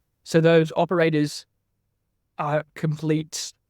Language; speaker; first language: English; native; English